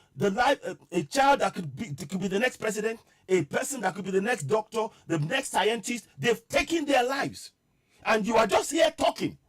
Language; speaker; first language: English; non-native, local second language; Yoruba